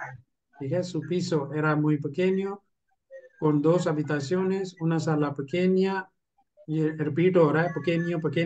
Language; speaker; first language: Spanish; non-native, fluent; Urdu